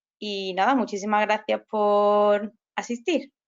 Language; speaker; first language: Spanish; native; Spanish